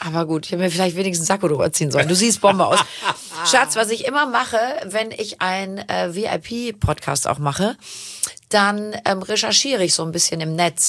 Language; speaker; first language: German; native; German